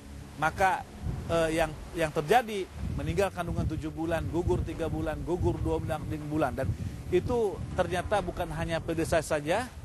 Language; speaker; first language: Indonesian; native; Indonesian